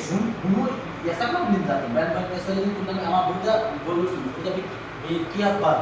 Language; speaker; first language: Turkish; non-native, learner; Bangla